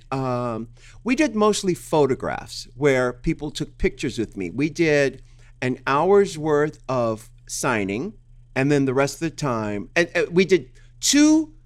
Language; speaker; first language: English; native; English